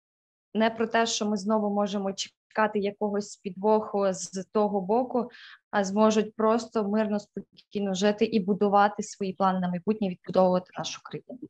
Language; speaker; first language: Ukrainian; native; Ukrainian